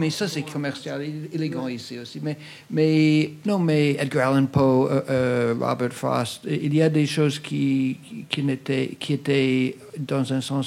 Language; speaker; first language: French; non-native, fluent; English